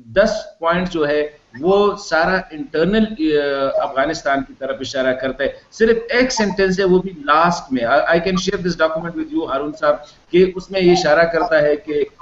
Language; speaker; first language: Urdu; non-native, local second language; Pashto